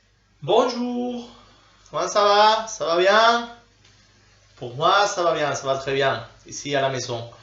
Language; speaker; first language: French; non-native, learner; Spanish